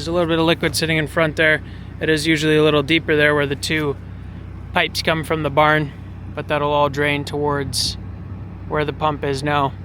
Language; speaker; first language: English; native; English